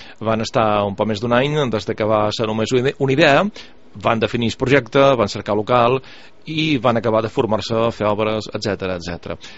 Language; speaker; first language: Catalan; native; Catalan